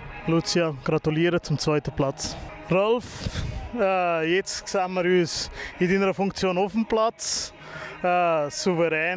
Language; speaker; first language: German; native; German